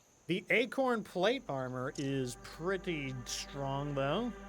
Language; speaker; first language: English; native; English